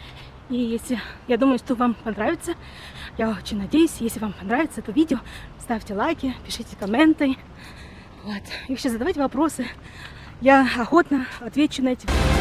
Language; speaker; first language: Russian; native; Russian